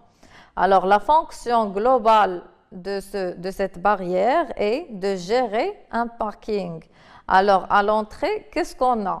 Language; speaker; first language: French; non-native, local second language; Arabic